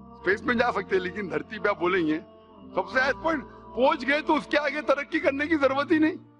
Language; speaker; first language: Hindi; non-native, local second language; Konkani